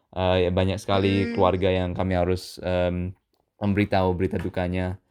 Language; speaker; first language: Indonesian; early bilingual, other home language; English